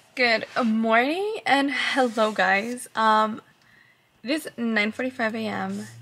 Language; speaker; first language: English; early bilingual, other home language; Spanish